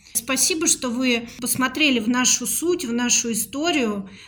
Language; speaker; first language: Russian; native; Russian